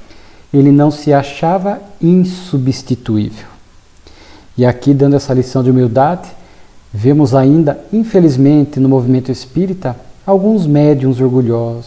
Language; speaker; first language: Portuguese; native; Portuguese